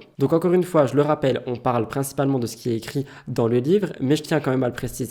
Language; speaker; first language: French; native; French